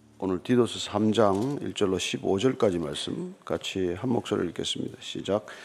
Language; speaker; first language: Korean; native; Korean